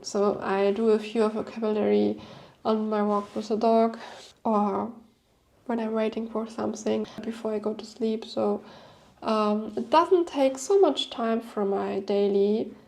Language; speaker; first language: English; non-native, fluent; German